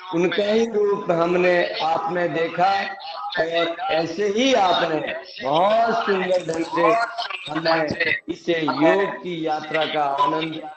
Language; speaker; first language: Hindi; non-native, local second language; Kannada